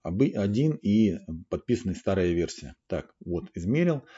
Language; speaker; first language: Russian; native; Russian